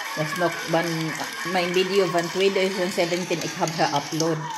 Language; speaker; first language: Dutch; non-native, learner; Filipino